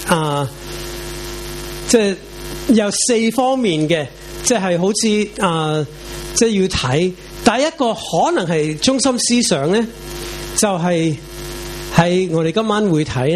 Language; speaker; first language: Chinese; non-native, local second language; Cantonese